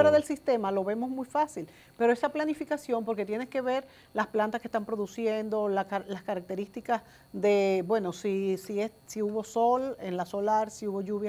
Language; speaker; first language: Spanish; native; Spanish